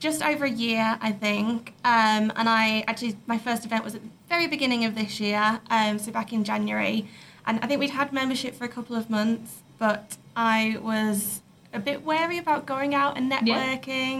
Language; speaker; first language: English; native; English